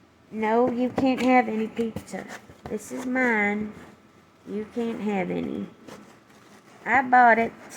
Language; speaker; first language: English; native; English